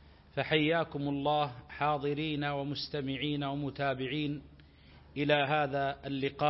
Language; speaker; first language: Arabic; native; Arabic